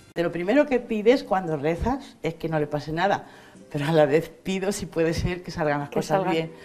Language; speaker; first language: Spanish; native; Spanish